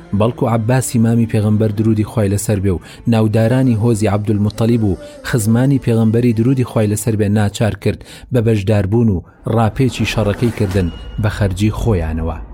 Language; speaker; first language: Central Kurdish; native; Central Kurdish